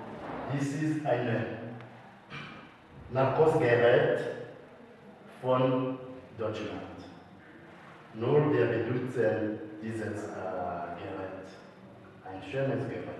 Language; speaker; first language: German; non-native, learner; Rundi